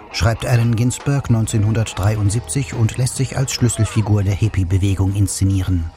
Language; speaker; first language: German; native; German